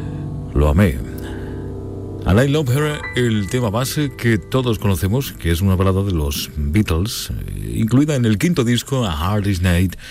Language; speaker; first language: Spanish; native; Spanish